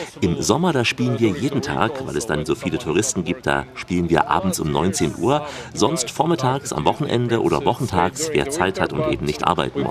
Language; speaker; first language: German; native; German